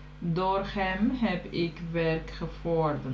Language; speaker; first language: Dutch; non-native, learner; Turkish